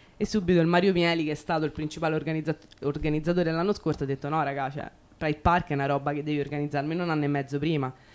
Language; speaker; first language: Italian; native; Italian